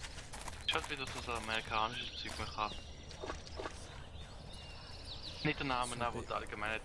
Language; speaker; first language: German; native; German